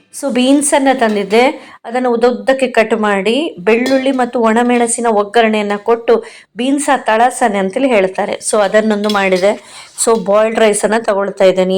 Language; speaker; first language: Kannada; non-native, local second language; Konkani